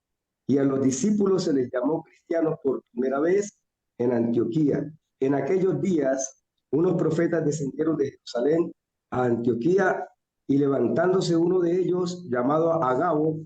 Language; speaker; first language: Spanish; native; Spanish